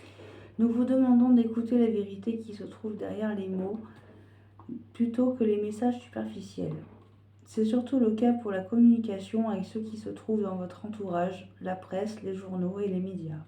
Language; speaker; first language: French; native; French